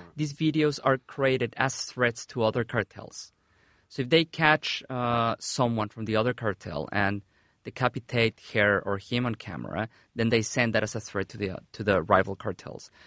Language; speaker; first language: English; non-native, fluent; Spanish